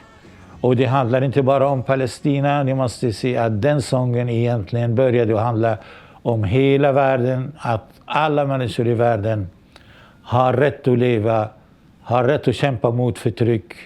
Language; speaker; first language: Swedish; non-native, local second language; Arabic